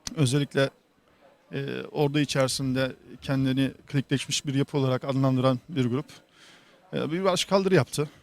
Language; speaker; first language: Turkish; native; Turkish